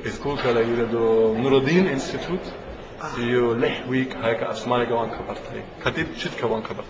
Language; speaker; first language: Somali; non-native, learner; German